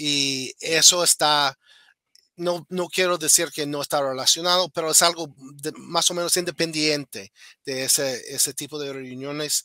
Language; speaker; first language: Spanish; non-native, fluent; English